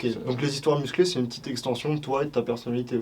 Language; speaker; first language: French; native; French